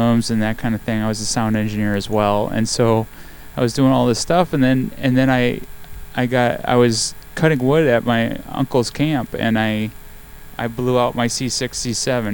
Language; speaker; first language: English; native; English